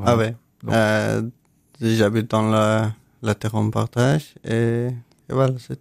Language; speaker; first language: French; non-native, learner; Persian